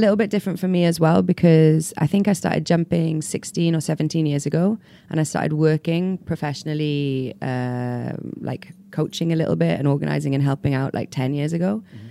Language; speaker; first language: English; native; English